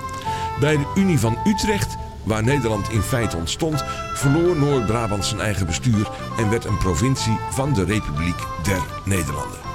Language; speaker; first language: Dutch; native; Dutch